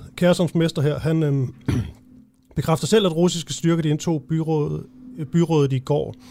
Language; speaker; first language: Danish; native; Danish